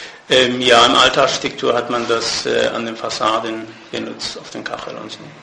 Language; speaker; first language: German; non-native, fluent; Persian